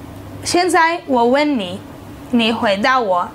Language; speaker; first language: Chinese; non-native, learner; Portuguese